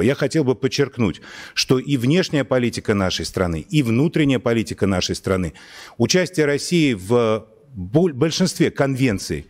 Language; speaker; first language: Russian; native; Russian